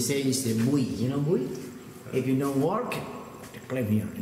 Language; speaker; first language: English; non-native, learner; Indonesian